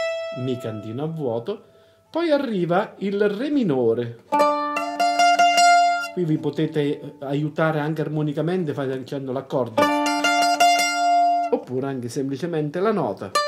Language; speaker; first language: Italian; native; Italian